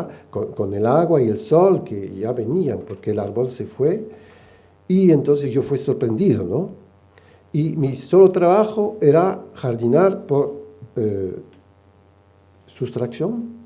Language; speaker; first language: Spanish; non-native, fluent; French